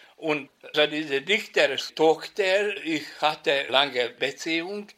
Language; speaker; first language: German; non-native, fluent; Hungarian